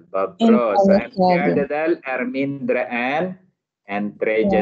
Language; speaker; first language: Swedish; non-native, learner; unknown